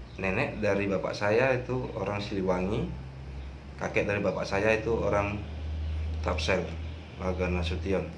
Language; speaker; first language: Indonesian; native; Indonesian